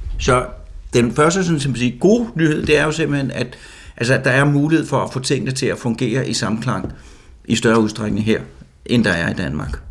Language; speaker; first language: Danish; native; Danish